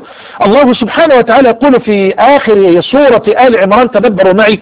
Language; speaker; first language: Arabic; native; Arabic